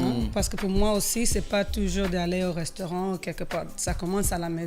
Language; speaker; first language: French; early bilingual, heritage; French